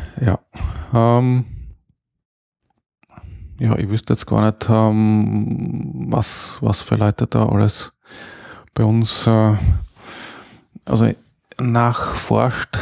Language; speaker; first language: German; native; German